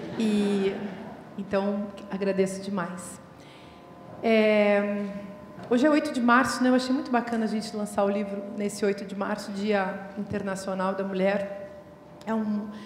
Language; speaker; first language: Portuguese; native; Portuguese